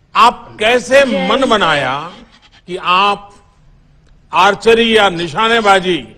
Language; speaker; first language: Hindi; non-native, local second language; Gujarati